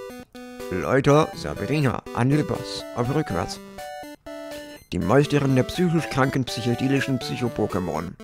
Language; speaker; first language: German; native; German